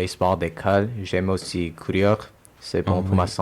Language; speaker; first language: French; non-native, local second language; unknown